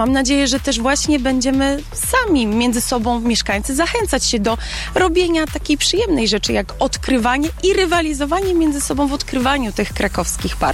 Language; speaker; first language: Polish; native; Polish